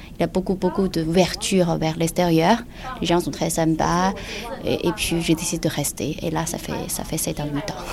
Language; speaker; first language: French; non-native, fluent; Chinese